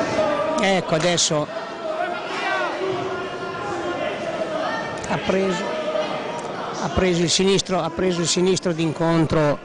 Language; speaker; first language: Italian; native; Italian